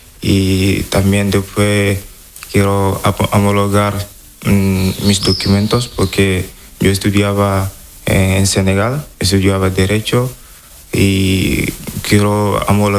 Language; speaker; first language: Spanish; non-native, fluent; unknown